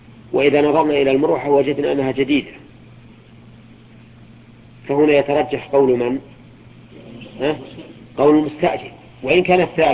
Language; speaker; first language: Arabic; native; Arabic